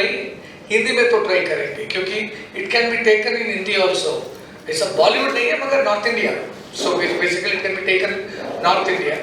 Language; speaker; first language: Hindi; non-native, local second language; Kannada